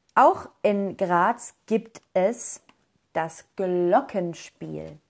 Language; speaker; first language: German; native; German